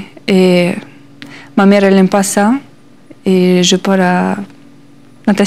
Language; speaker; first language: French; non-native, learner; Russian